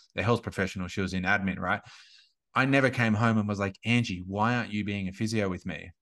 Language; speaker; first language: English; native; English